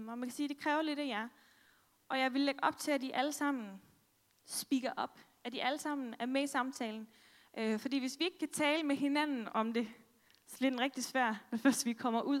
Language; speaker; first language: Danish; native; Danish